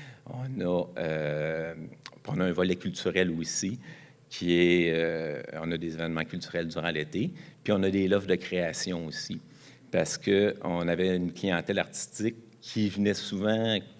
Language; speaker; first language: French; native; French